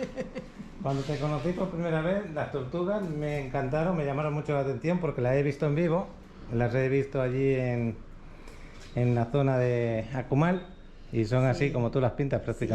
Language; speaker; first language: Spanish; native; Spanish